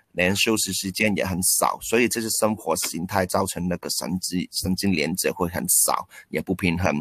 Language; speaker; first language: Chinese; non-native, local second language; Cantonese